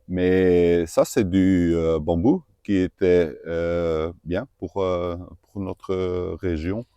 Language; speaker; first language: French; non-native, local second language; Dutch